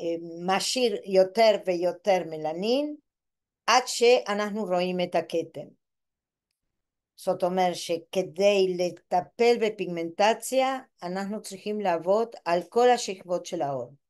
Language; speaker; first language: Hebrew; non-native, fluent; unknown